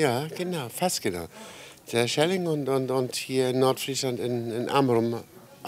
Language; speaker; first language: German; non-native, learner; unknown